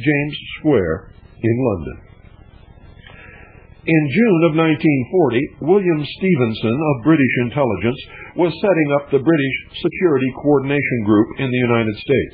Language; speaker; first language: English; native; English